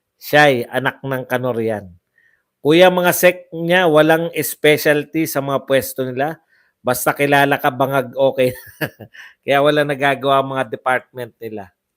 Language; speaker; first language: Filipino; non-native, local second language; Waray